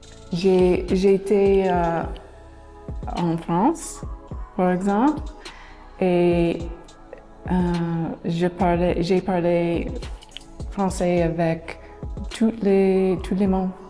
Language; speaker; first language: French; non-native, learner; English